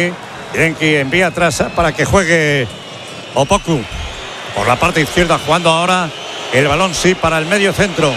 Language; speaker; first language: Spanish; native; Spanish